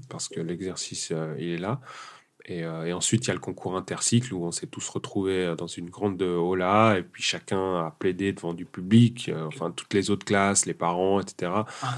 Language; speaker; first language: French; early bilingual, other home language; Portuguese